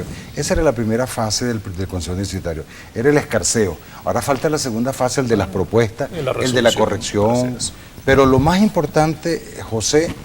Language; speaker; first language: Spanish; native; Spanish